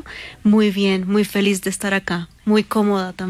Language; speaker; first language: Spanish; native; Spanish